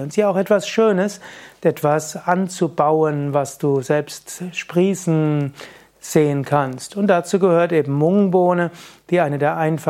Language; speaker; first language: German; native; German